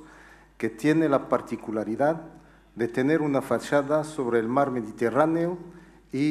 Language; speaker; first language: Spanish; non-native, fluent; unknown